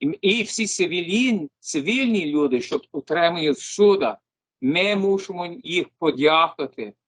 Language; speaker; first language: Ukrainian; early bilingual, heritage; English